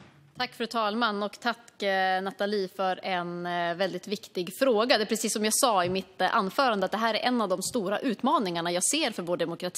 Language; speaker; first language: Swedish; native; Swedish